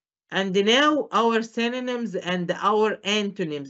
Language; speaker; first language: English; non-native, fluent; Arabic